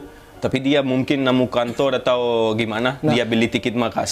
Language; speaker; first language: Indonesian; non-native, fluent; Hindi